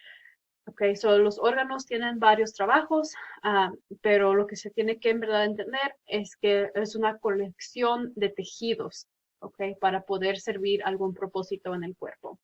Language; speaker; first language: Spanish; early bilingual, heritage; Spanish